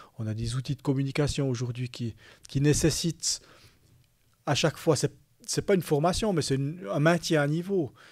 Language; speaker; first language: French; native; French